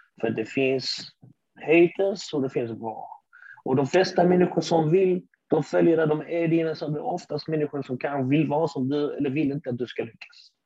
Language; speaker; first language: Swedish; early bilingual, other home language; Arabic